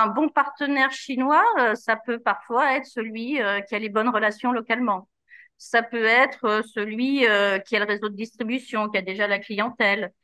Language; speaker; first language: French; native; French